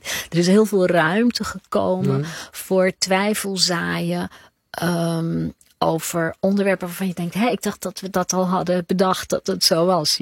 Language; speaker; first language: Dutch; native; Dutch